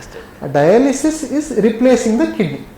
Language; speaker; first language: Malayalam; non-native, learner; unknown